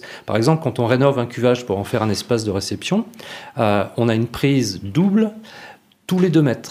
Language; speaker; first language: French; native; French